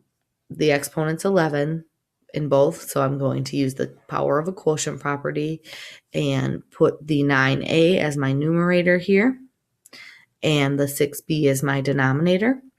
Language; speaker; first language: English; native; English